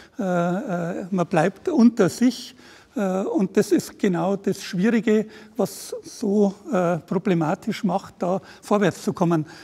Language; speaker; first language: German; native; German